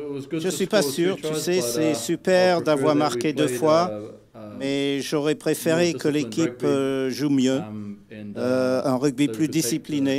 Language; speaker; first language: French; non-native, fluent; English